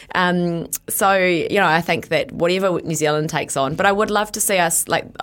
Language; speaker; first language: English; native; English